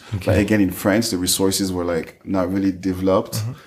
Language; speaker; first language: English; non-native, fluent; French